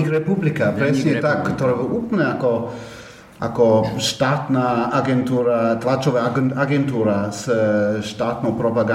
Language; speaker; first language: Slovak; non-native, fluent; English